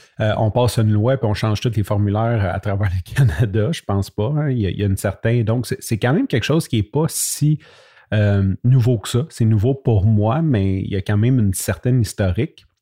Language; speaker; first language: French; native; French